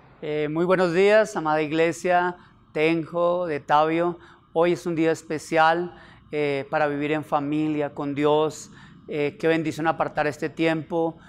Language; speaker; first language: Spanish; native; Spanish